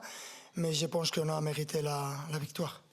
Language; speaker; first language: French; non-native, fluent; Spanish